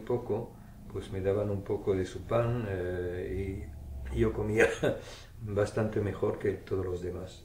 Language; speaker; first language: Spanish; early bilingual, heritage; German